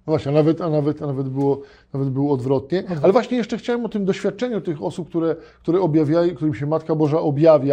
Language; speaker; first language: Polish; native; Polish